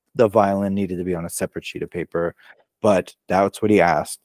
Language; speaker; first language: English; native; English